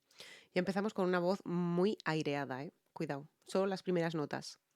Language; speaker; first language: Spanish; native; Spanish